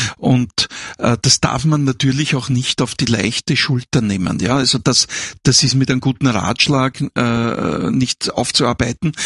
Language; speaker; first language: German; native; German